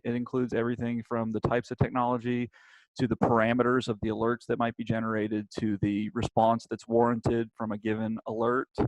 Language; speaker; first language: English; native; English